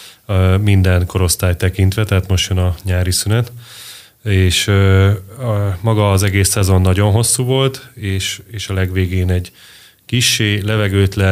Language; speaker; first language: Hungarian; native; Hungarian